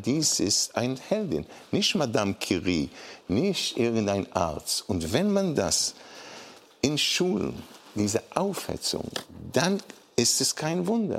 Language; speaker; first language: German; non-native, fluent; Hebrew